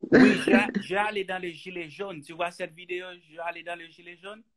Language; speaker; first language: French; non-native, learner; Haitian Creole